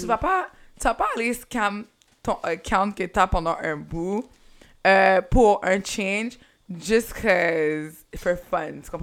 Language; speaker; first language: French; early bilingual, heritage; French